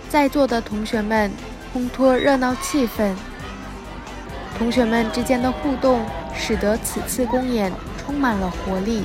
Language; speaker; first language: Chinese; early bilingual, heritage; Chinese